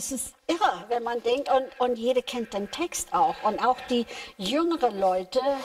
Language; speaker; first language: German; non-native, fluent; English